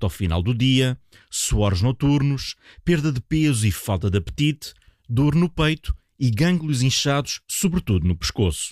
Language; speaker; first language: Portuguese; native; Portuguese